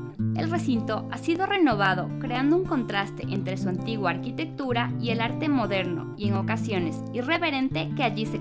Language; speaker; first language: Spanish; native; Spanish